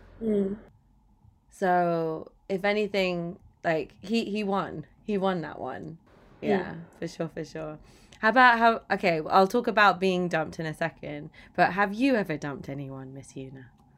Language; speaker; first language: English; native; English